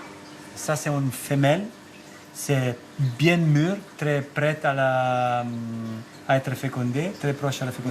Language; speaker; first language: French; non-native, fluent; Italian